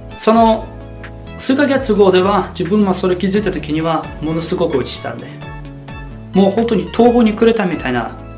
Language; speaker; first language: Japanese; non-native, fluent; German